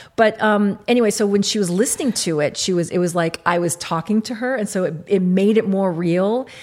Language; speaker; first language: English; early bilingual, other home language; Arabic